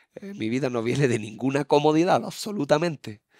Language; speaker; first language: Spanish; native; Spanish